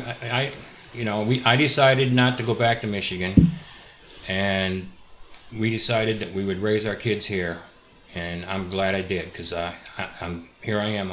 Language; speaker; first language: English; native; English